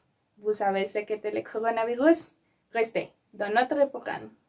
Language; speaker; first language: French; non-native, learner; Spanish